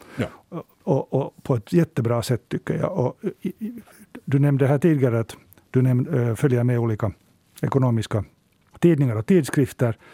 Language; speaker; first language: Swedish; native; Swedish